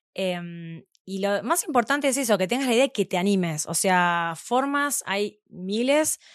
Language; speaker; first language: Spanish; native; Spanish